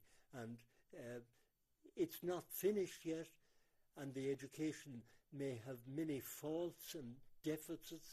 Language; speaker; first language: English; native; English